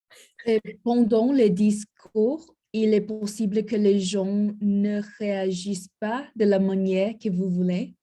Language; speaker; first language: French; non-native, learner; English